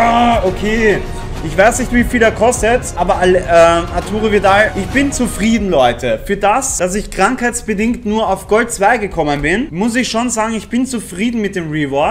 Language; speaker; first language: German; native; German